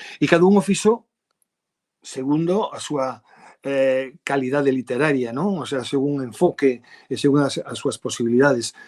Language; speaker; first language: Galician; non-native, local second language; Spanish